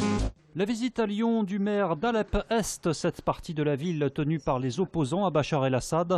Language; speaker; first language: French; native; French